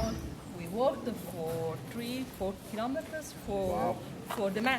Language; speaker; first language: English; non-native, learner; Italian